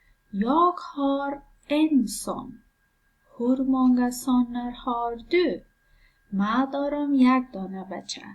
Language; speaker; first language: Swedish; non-native, learner; Persian